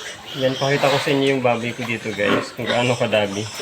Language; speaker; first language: Filipino; native; Filipino